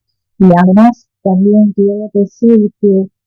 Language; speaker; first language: Spanish; non-native, fluent; Chinese